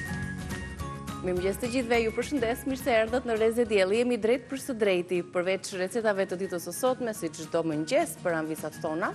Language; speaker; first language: Albanian; native; Albanian